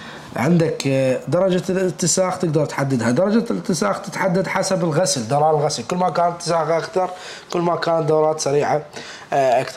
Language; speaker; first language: Arabic; native; Arabic